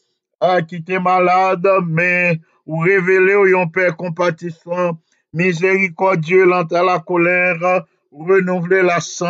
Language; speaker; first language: French; non-native, local second language; Haitian Creole